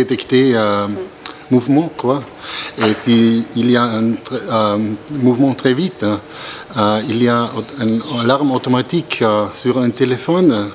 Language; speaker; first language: French; non-native, learner; German